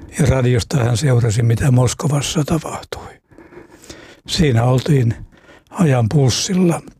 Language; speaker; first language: Finnish; native; Finnish